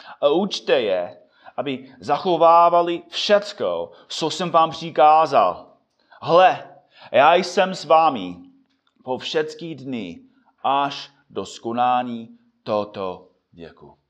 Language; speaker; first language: Czech; non-native, fluent; English